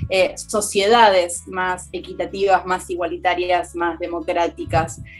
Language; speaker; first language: Spanish; native; Spanish